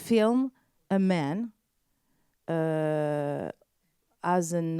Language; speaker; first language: English; non-native, learner; French